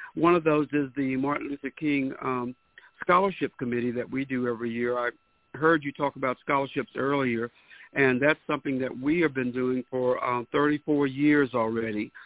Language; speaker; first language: English; native; English